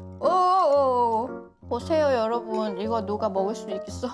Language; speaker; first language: Korean; non-native, fluent; Lao